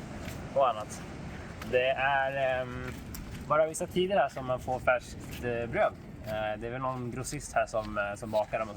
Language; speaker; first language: Swedish; native; Swedish